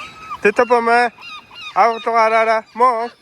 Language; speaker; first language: Swedish; early bilingual, other home language; Mongolian